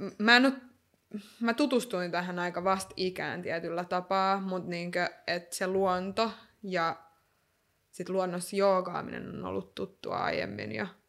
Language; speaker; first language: Finnish; native; Finnish